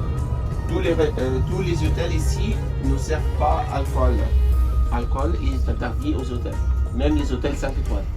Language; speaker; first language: French; non-native, fluent; Arabic